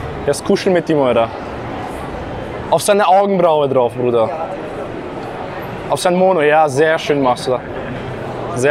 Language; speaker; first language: German; native; German